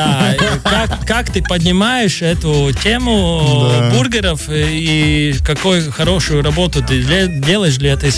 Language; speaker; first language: Russian; non-native, local second language; Latvian